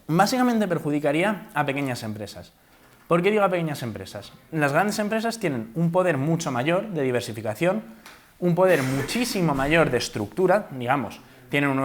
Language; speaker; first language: Spanish; native; Spanish